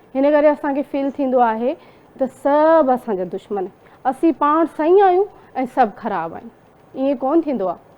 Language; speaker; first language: Sindhi; non-native, local second language; Urdu